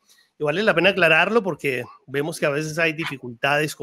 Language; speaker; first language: Spanish; native; Spanish